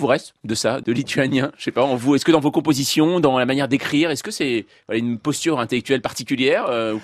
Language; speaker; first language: French; native; French